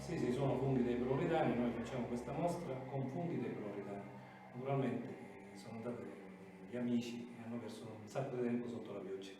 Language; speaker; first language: Italian; native; Italian